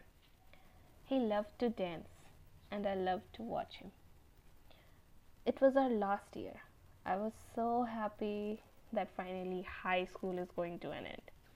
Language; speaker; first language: English; non-native, local second language; Hindi